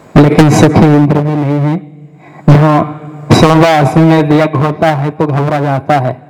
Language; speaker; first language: Hindi; native; Hindi